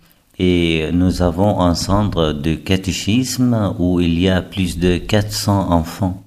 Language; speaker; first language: French; non-native, fluent; Arabic